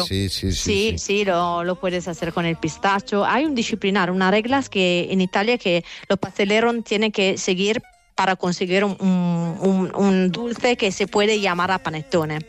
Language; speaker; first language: Spanish; non-native, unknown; Italian